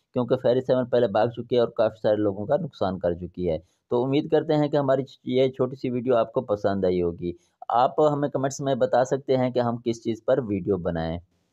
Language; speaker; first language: Urdu; non-native, local second language; Punjabi